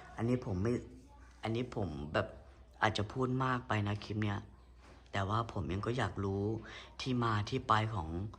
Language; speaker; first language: Thai; native; Thai